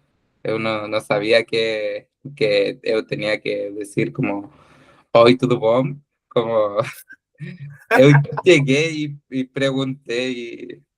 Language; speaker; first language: Portuguese; non-native, learner; Spanish